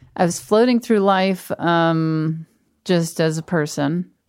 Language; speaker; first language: English; native; English